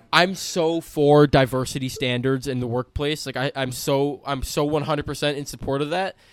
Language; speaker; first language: English; native; English